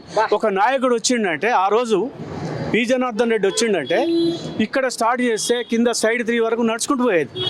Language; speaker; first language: Telugu; native; Telugu